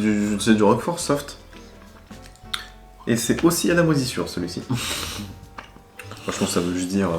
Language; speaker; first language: French; native; French